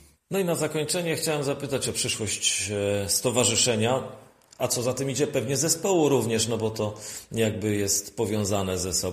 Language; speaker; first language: Polish; native; Polish